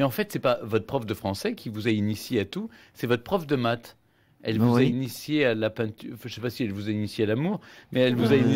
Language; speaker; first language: French; native; French